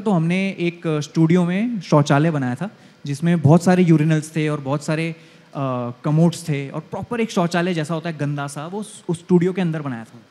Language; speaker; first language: Hindi; native; Hindi